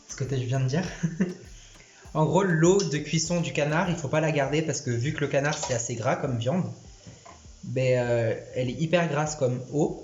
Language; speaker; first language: French; early bilingual, other home language; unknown